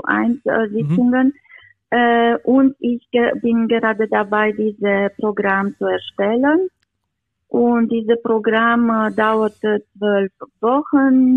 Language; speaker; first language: German; non-native, fluent; Romanian